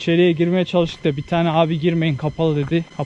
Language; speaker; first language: Turkish; native; Turkish